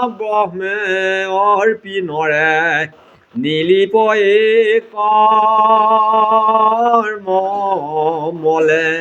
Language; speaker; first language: Assamese; native; Assamese